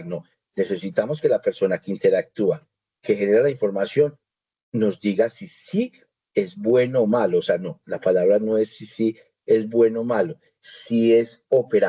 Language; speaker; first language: Spanish; native; Spanish